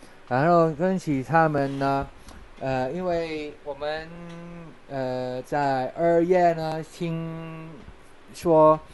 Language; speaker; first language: Chinese; non-native, fluent; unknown